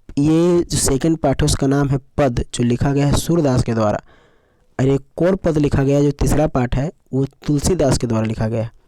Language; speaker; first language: Hindi; native; Hindi